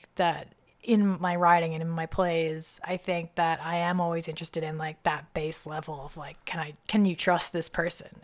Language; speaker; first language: English; native; English